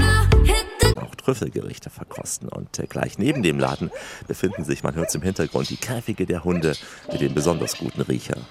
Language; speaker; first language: German; native; German